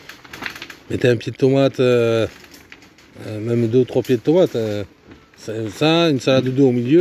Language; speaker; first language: French; native; French